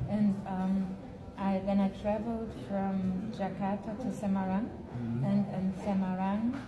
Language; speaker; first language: English; non-native, fluent; German